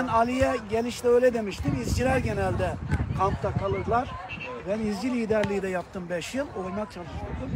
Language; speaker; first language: Turkish; native; Turkish